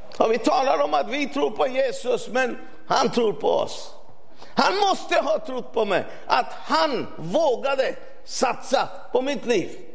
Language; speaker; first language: Swedish; non-native, fluent; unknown